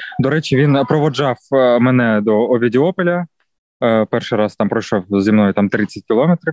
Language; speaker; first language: Ukrainian; non-native, local second language; Russian